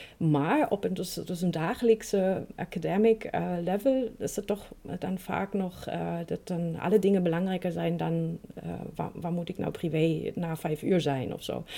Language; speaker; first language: Dutch; non-native, fluent; German